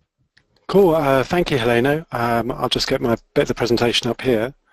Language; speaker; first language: English; native; English